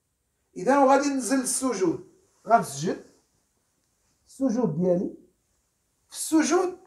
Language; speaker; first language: Arabic; native; Arabic